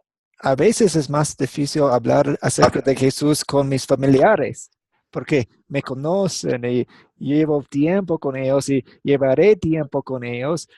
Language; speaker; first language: Spanish; non-native, fluent; English